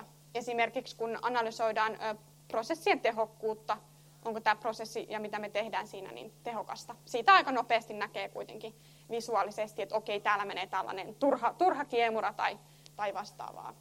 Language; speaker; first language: Finnish; native; Finnish